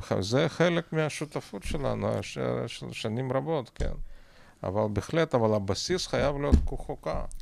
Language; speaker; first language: Hebrew; non-native, fluent; Russian